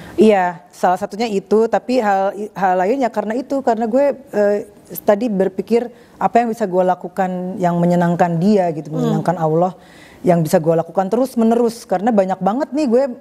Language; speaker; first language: Indonesian; native; Indonesian